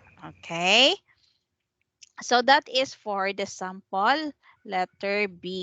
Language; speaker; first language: English; non-native, fluent; Vietnamese